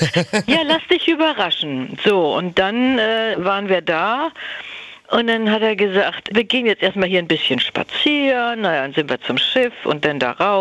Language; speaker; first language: German; native; German